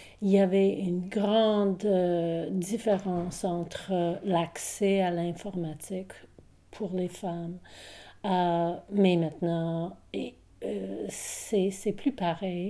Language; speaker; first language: French; non-native, local second language; English